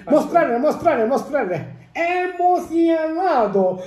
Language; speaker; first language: Spanish; non-native, learner; Turkish